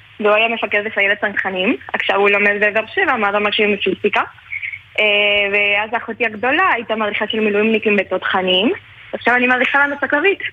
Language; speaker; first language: Hebrew; early bilingual, heritage; Spanish